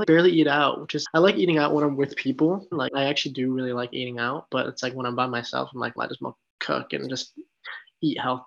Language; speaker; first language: English; native; English